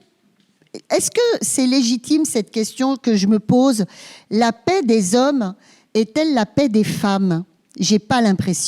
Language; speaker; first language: French; native; French